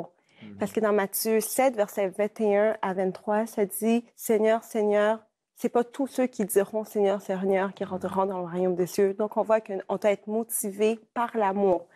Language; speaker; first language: French; native; French